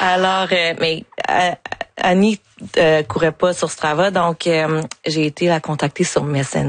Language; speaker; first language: French; native; French